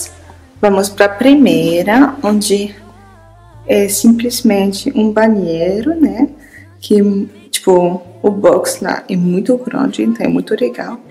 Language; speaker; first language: Portuguese; non-native, fluent; French